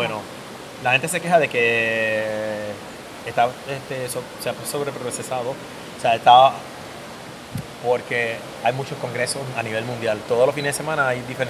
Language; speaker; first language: Spanish; native; Spanish